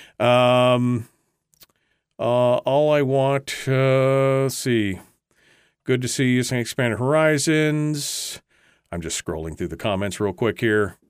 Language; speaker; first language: English; native; English